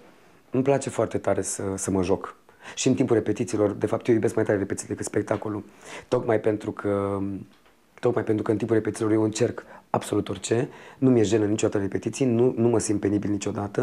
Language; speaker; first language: Romanian; native; Romanian